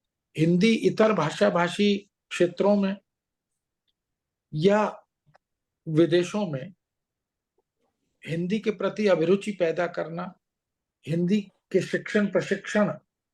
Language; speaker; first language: Hindi; native; Hindi